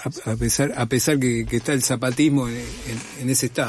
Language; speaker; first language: Spanish; native; Spanish